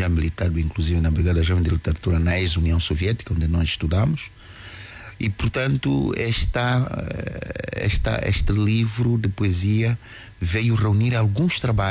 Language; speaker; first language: Portuguese; non-native, local second language; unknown